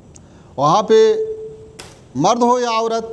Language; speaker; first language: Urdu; non-native, learner; Pashto